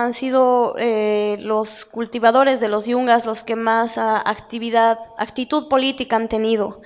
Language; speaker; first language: Spanish; native; Spanish